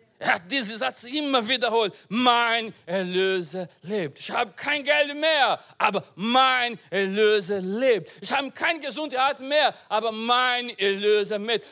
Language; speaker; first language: German; non-native, learner; Portuguese